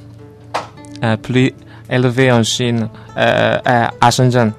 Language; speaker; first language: French; non-native, learner; Chinese